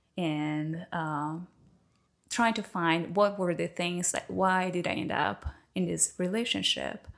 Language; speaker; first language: English; non-native, fluent; Portuguese